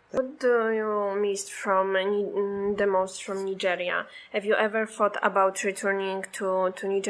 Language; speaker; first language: English; non-native, fluent; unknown